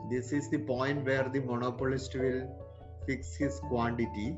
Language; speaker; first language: English; non-native, local second language; Malayalam